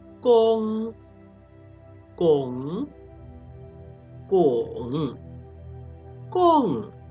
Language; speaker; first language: Chinese; non-native, fluent; Thai